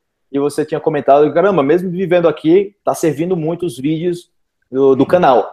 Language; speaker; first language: Portuguese; native; Portuguese